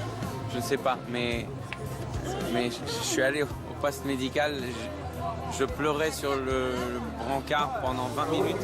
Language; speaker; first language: French; native; French